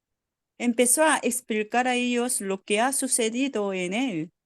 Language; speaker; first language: Spanish; non-native, fluent; Korean